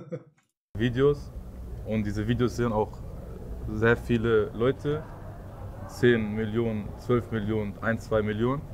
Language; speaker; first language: German; early bilingual, other home language; Arabic